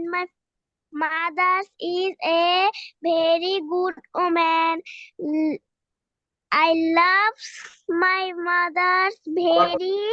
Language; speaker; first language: English; non-native, learner; Bangla